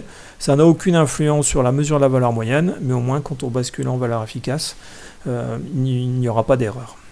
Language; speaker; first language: French; native; French